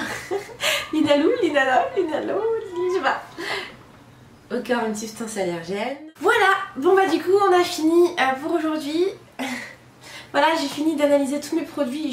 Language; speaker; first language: French; native; French